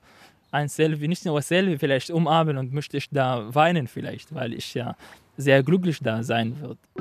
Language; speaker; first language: German; non-native, fluent; Arabic